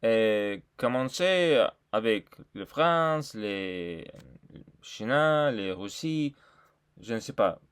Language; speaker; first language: French; non-native, learner; Russian